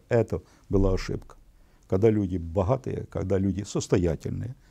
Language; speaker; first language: Russian; non-native, local second language; Ukrainian